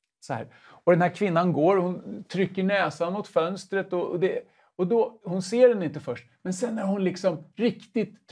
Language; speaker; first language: Swedish; native; Swedish